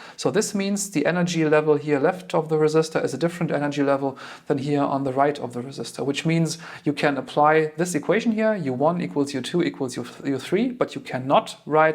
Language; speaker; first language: English; non-native, fluent; German